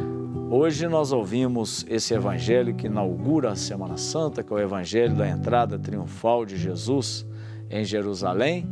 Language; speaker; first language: Portuguese; native; Portuguese